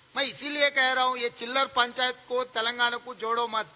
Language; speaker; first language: Hindi; non-native, local second language; Telugu